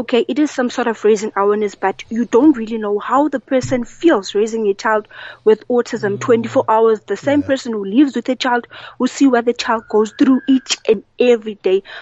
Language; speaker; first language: English; non-native, local second language; Xhosa